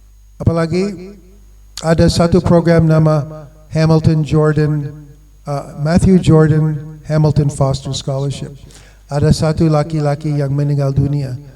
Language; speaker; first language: Indonesian; non-native, fluent; English